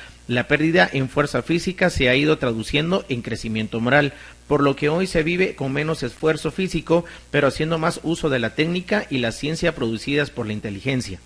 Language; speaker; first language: Spanish; native; Spanish